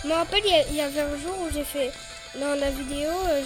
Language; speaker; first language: French; native; French